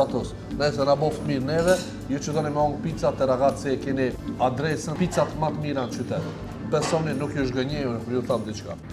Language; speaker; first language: Albanian; native; Albanian